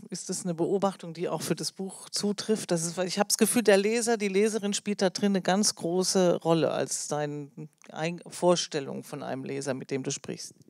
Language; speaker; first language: German; native; German